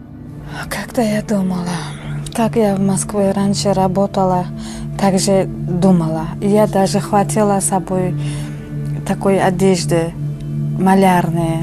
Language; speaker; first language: Russian; non-native, learner; Uzbek